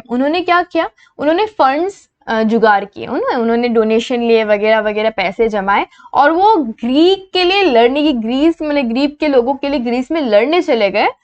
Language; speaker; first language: Hindi; non-native, local second language; Assamese